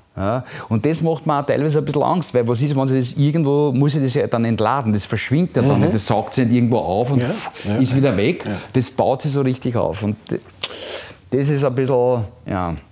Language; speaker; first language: German; native; German